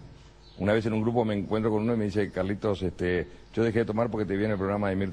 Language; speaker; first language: Spanish; native; Spanish